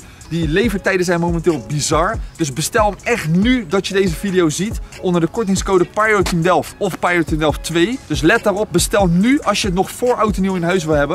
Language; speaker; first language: Dutch; native; Dutch